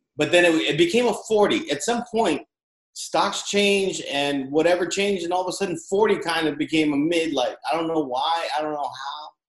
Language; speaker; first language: English; early bilingual, other home language; Filipino